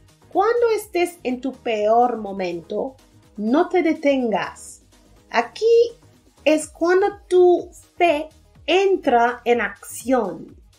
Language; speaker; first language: Spanish; non-native, fluent; English